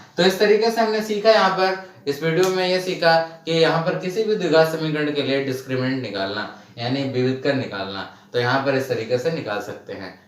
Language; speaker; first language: Hindi; native; Hindi